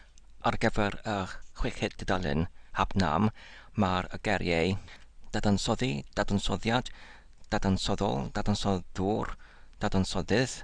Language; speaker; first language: Welsh; non-native, learner; English